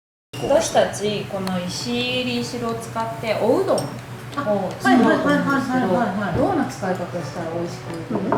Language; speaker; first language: Japanese; native; Japanese